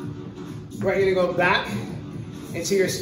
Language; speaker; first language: English; native; English